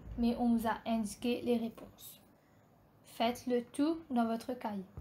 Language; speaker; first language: French; non-native, local second language; Morisyen